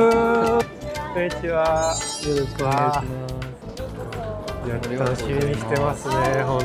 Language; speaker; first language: Japanese; non-native, fluent; French